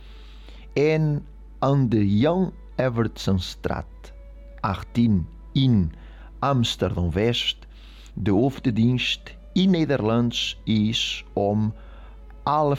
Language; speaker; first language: Dutch; non-native, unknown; Portuguese